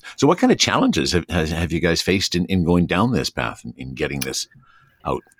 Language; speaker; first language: English; native; English